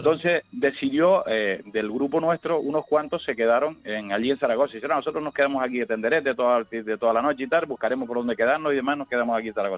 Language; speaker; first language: Spanish; native; Spanish